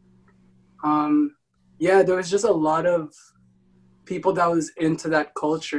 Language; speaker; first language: English; non-native, local second language; Filipino